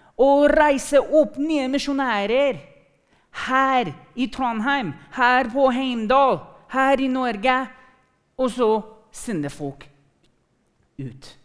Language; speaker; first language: Norwegian; non-native, fluent; English